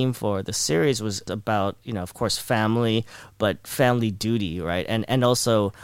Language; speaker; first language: English; early bilingual, other home language; Filipino